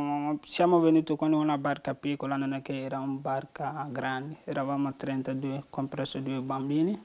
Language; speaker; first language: Italian; non-native, learner; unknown